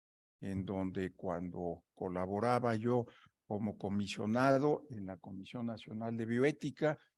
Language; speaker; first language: Spanish; native; Spanish